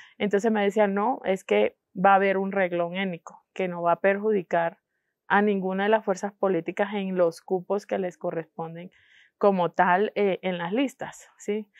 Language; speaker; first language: Spanish; non-native, local second language; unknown